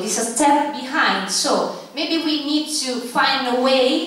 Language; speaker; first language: English; non-native, fluent; Italian